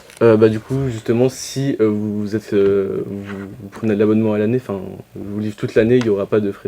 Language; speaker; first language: French; native; French